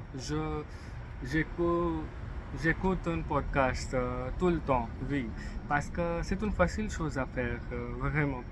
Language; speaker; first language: French; non-native, learner; English